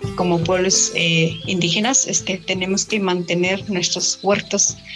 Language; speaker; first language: Spanish; non-native, local second language; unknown